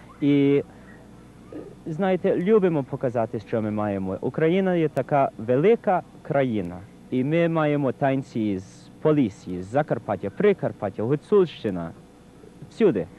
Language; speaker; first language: Ukrainian; early bilingual, heritage; Ukrainian